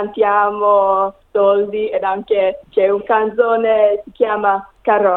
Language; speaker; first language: Italian; non-native, learner; English